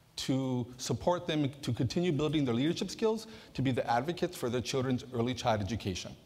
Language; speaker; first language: English; native; English